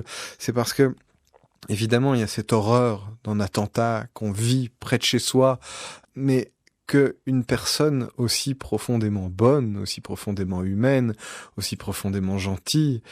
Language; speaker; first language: French; native; French